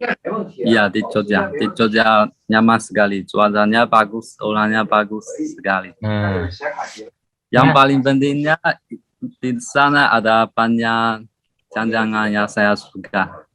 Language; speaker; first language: Indonesian; non-native, learner; Chinese